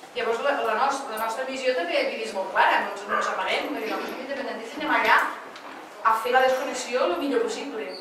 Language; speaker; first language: Catalan; native; Catalan